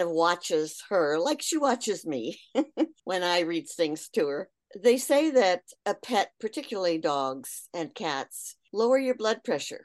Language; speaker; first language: English; native; English